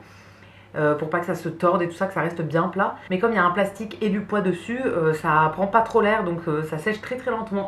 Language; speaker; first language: French; native; French